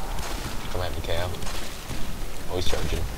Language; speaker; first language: English; native; English